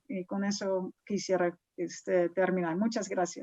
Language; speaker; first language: Spanish; non-native, fluent; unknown